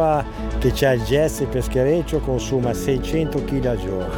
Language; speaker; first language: Italian; native; Italian